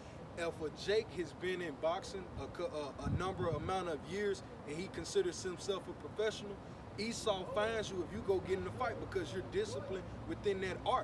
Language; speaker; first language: English; native; English